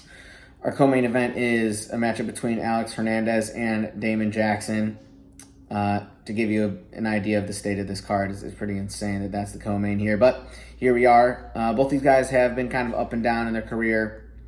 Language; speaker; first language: English; native; English